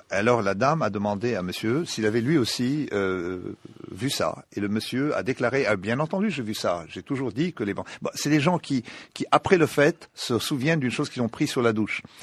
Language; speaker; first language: French; non-native, local second language; Arabic